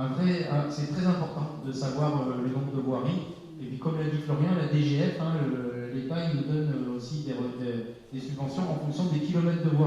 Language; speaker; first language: French; native; French